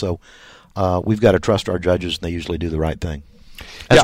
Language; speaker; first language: English; native; English